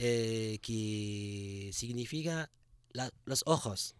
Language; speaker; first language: Spanish; non-native, fluent; Arabic